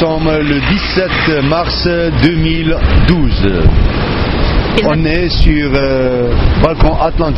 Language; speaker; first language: French; non-native, fluent; Arabic